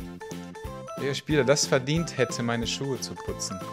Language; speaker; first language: German; native; German